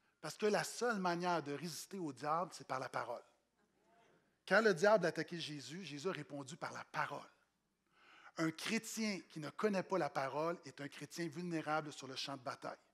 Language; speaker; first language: French; native; French